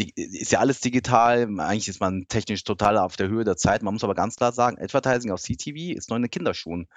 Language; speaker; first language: German; early bilingual, other home language; Japanese